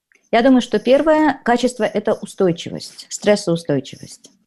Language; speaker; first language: Russian; native; Russian